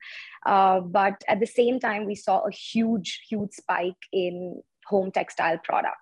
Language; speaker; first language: English; non-native, local second language; Tamil